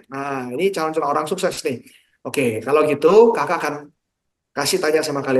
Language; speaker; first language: Indonesian; native; Indonesian